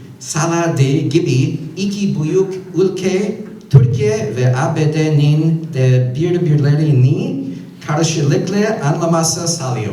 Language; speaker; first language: Turkish; non-native, learner; English